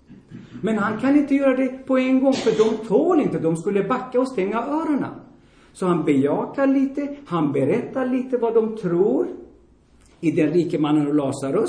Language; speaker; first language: Swedish; non-native, fluent; Armenian